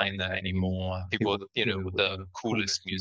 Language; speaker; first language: English; native; English